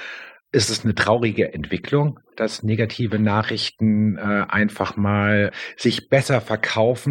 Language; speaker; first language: German; native; German